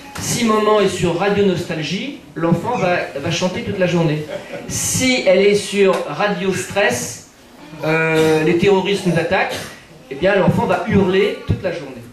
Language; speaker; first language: French; native; French